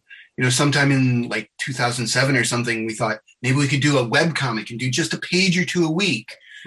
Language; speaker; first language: English; native; English